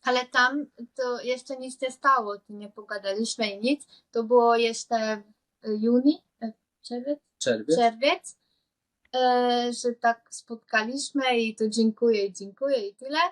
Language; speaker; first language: Polish; non-native, learner; Hungarian